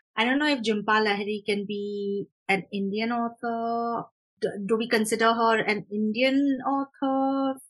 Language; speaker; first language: English; non-native, local second language; Hindi